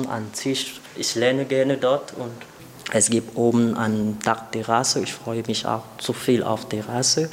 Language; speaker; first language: German; non-native, learner; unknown